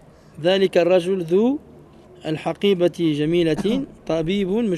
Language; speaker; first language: Arabic; non-native, fluent; French